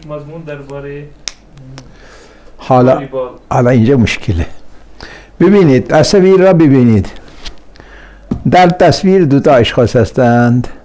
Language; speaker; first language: Persian; non-native, fluent; Urdu